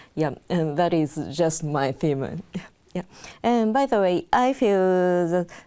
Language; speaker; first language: English; non-native, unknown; Japanese